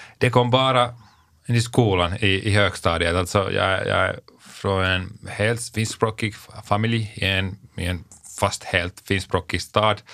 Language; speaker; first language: Swedish; non-native, local second language; Finnish